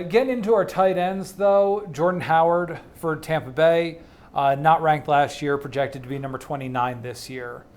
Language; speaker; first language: English; native; English